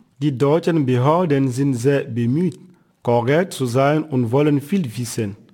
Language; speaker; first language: German; non-native, fluent; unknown